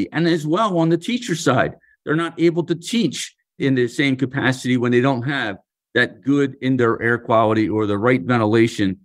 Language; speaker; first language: English; native; English